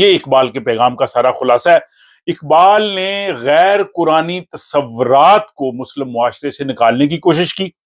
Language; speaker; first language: Urdu; native; Urdu